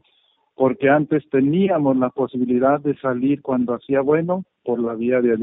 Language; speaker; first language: Spanish; native; Spanish